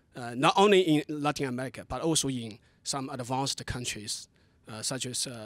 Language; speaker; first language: English; non-native, fluent; Chinese